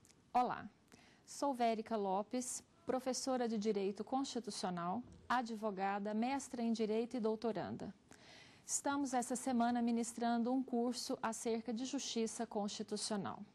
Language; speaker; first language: Portuguese; native; Portuguese